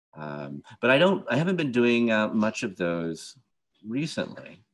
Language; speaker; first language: English; native; English